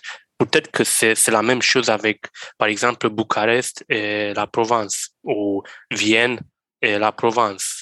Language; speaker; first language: French; non-native, learner; Romanian